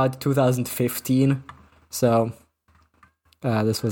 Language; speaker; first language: English; non-native, fluent; German